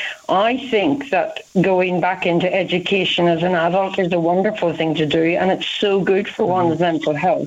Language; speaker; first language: English; native; English